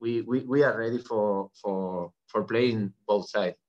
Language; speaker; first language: English; non-native, fluent; Spanish